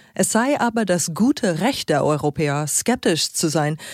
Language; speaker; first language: German; native; German